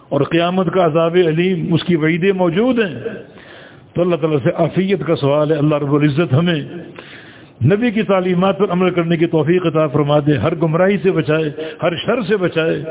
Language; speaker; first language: Urdu; native; Urdu